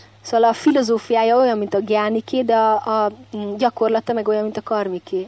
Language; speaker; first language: Hungarian; native; Hungarian